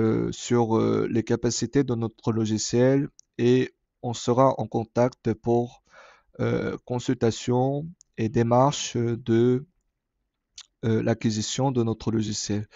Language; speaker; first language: French; non-native, fluent; Korean